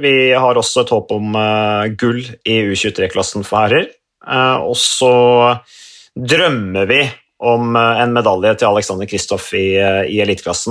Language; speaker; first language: Norwegian; native; Norwegian